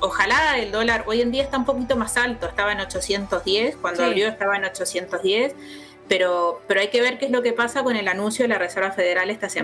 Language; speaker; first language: Spanish; native; Spanish